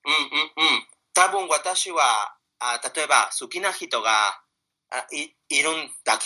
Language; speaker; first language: Japanese; non-native, fluent; Spanish